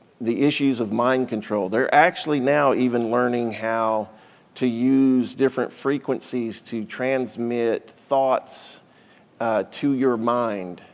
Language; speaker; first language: English; native; English